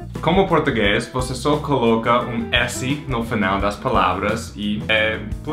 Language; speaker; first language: Portuguese; non-native, fluent; English